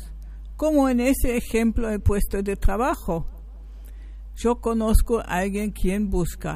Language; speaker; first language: Spanish; non-native, fluent; German